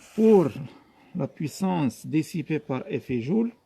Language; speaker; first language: French; non-native, local second language; Arabic